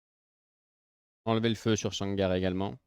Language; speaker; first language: French; native; French